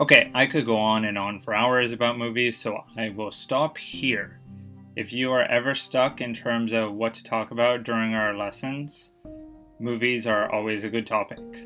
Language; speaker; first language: English; native; English